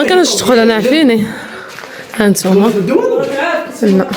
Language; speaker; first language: Arabic; native; Arabic